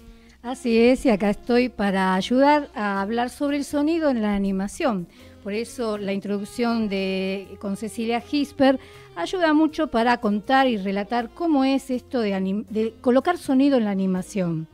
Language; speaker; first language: Spanish; native; Spanish